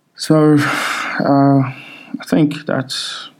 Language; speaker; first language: English; early bilingual, other home language; Swahili